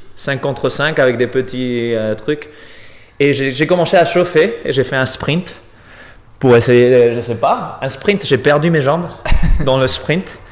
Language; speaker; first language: French; non-native, fluent; Spanish